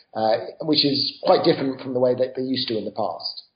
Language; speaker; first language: English; native; English